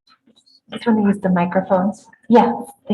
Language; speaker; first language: English; native; English